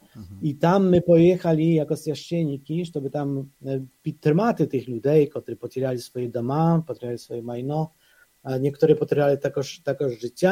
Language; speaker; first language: Polish; non-native, fluent; Ukrainian